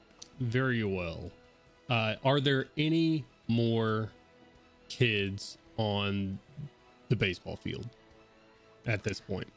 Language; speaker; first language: English; native; English